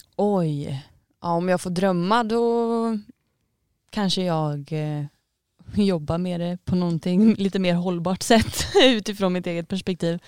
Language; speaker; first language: Swedish; native; Swedish